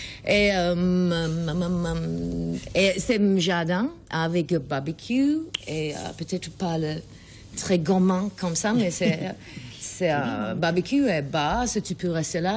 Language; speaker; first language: French; non-native, learner; English